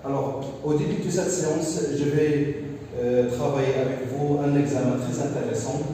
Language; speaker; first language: French; non-native, local second language; Arabic